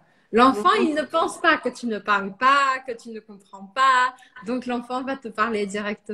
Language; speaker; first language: French; non-native, fluent; Portuguese